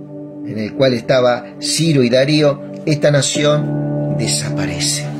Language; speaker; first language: Spanish; native; Spanish